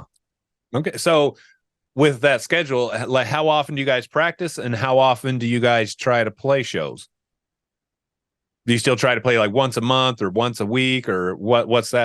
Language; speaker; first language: English; native; English